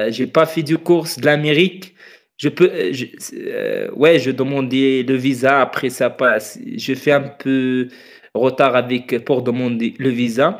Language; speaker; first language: French; non-native, learner; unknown